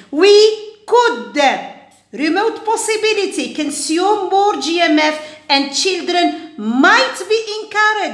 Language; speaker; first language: English; non-native, fluent; Arabic